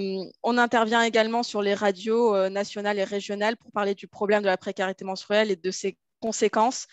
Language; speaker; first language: French; native; French